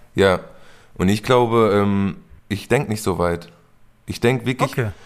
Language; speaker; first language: German; native; German